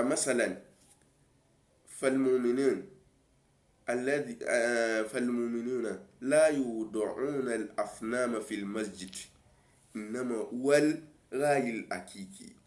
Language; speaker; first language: Arabic; non-native, learner; Yoruba